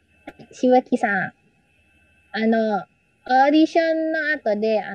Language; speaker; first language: Japanese; non-native, learner; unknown